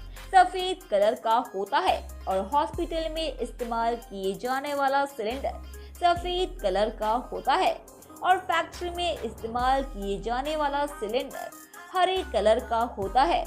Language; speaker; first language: Hindi; native; Hindi